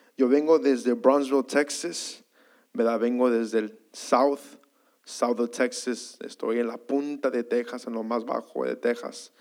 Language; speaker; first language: Spanish; early bilingual, heritage; Spanish